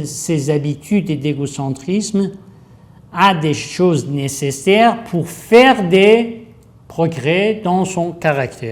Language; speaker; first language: French; non-native, fluent; Persian